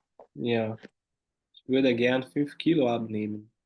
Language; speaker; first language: German; non-native, fluent; Portuguese